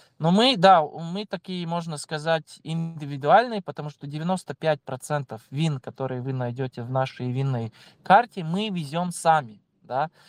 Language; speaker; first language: Russian; non-native, local second language; Latvian